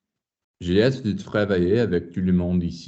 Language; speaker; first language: French; non-native, learner; English